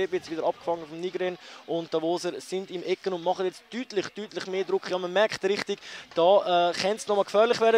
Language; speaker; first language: German; native; German